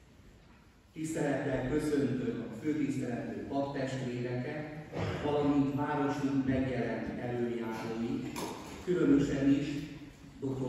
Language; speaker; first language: Hungarian; native; Hungarian